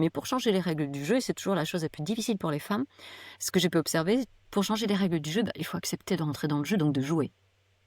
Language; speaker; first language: French; native; French